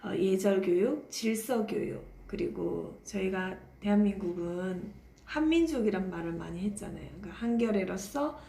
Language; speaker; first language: Korean; native; Korean